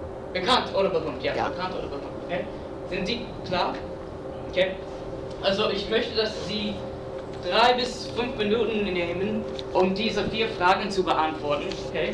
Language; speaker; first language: German; non-native, fluent; English